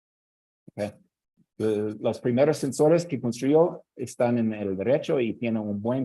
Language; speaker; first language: Spanish; non-native, fluent; English